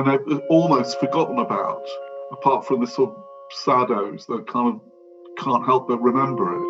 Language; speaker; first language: English; native; English